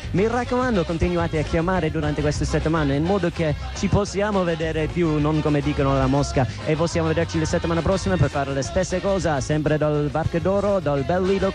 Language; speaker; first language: Italian; non-native, fluent; English